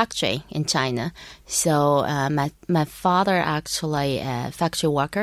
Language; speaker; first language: English; non-native, learner; Chinese